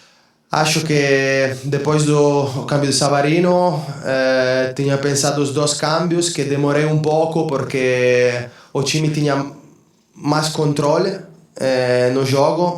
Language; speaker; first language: Portuguese; non-native, fluent; Spanish